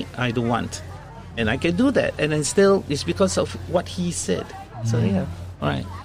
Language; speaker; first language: English; native; English